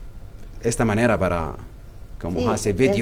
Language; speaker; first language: Spanish; non-native, learner; Arabic